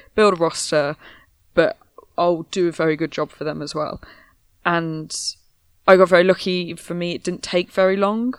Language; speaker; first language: English; native; English